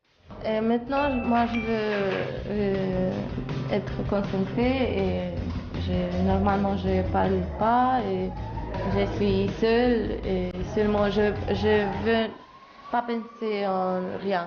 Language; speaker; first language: French; non-native, learner; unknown